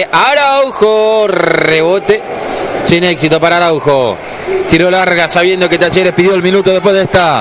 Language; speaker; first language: Spanish; native; Spanish